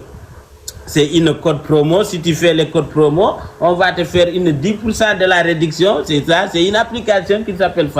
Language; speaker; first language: French; non-native, local second language; Fula